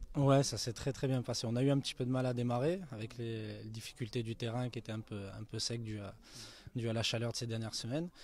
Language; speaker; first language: French; native; French